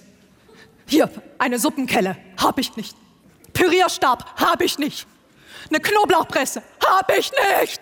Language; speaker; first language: German; native; German